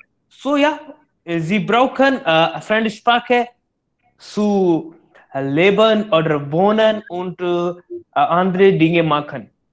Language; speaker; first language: German; non-native, learner; Hindi